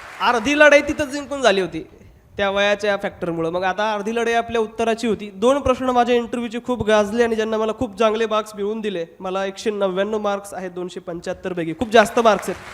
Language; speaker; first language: Marathi; non-native, local second language; Hindi